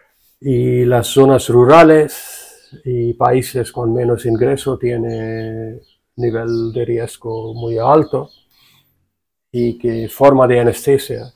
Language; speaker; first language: Spanish; non-native, fluent; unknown